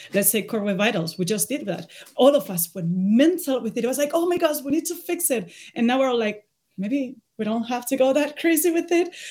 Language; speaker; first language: English; non-native, fluent; Spanish